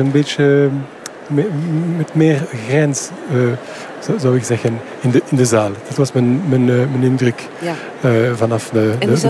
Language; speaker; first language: Dutch; non-native, fluent; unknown